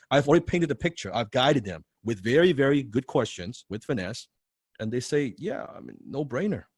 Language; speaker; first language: English; non-native, fluent; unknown